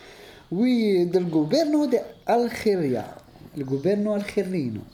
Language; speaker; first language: Spanish; non-native, learner; Arabic